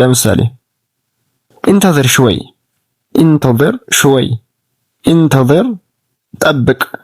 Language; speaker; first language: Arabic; non-native, fluent; Amharic